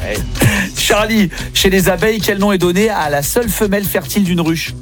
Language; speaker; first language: French; native; French